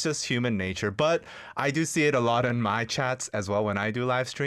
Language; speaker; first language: English; early bilingual, other home language; Korean